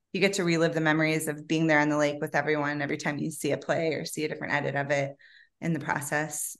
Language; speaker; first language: English; native; English